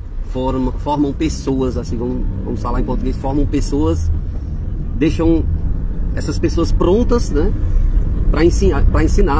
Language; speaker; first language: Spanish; non-native, fluent; Portuguese